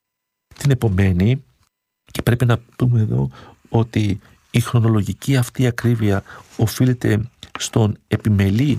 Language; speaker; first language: Greek; native; Greek